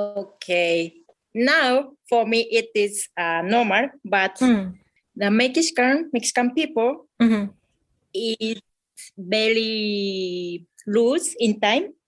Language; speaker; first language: English; non-native, fluent; Japanese